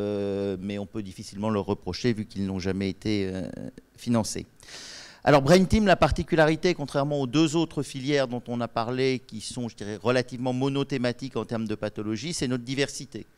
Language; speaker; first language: French; native; French